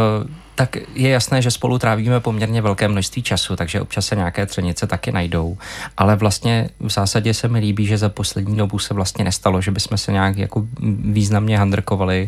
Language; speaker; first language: Czech; native; Czech